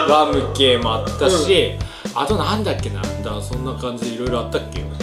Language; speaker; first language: Japanese; native; Japanese